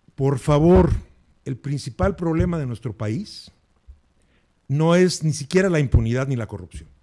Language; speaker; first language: Spanish; native; Spanish